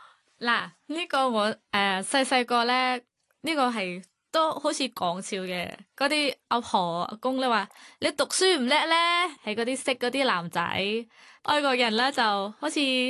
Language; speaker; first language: Cantonese; non-native, fluent; Thai